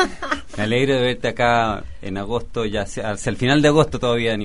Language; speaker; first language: Spanish; native; Spanish